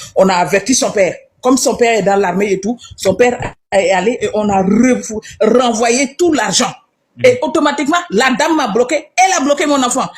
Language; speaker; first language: French; non-native, local second language; Wolof